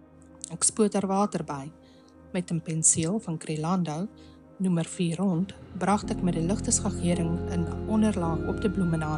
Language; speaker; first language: Dutch; native; Dutch